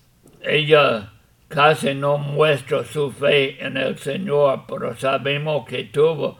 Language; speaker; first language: Spanish; non-native, fluent; English